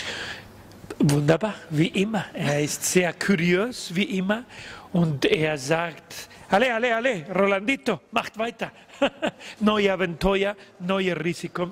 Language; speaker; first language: German; non-native, learner; Spanish